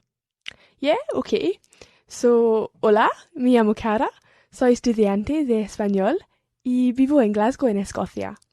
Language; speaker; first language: Spanish; non-native, learner; English